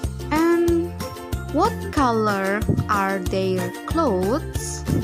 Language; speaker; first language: English; non-native, fluent; Indonesian